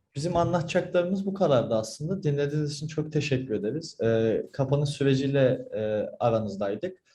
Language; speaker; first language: Turkish; native; Turkish